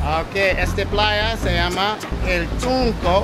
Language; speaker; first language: Spanish; non-native, learner; English